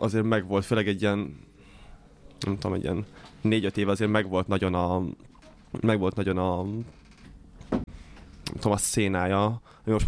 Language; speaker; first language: Hungarian; native; Hungarian